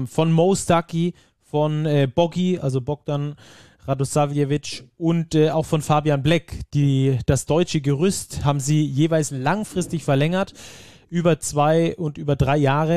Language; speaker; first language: German; native; German